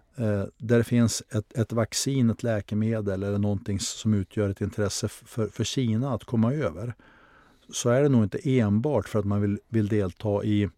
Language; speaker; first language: Swedish; native; Swedish